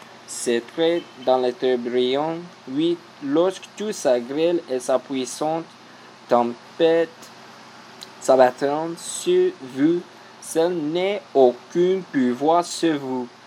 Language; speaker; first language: French; non-native, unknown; English